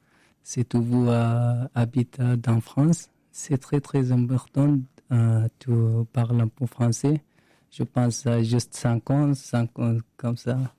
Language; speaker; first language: French; non-native, learner; Arabic